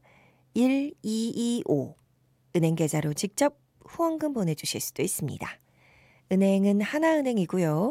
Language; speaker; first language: Korean; native; Korean